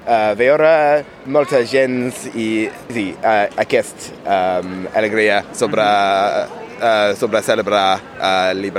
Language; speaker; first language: Catalan; non-native, learner; English